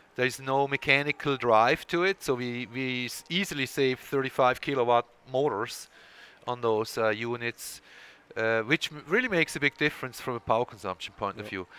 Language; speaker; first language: English; non-native, fluent; Swiss German